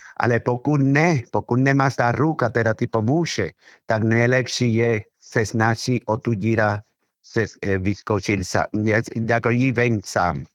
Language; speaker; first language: Czech; non-native, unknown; Spanish